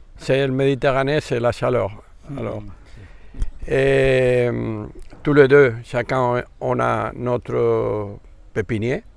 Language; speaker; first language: French; non-native, fluent; Spanish